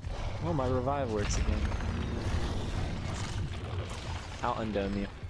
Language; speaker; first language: English; native; English